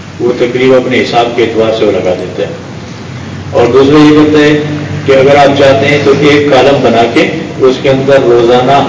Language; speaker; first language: Urdu; non-native, local second language; Pashto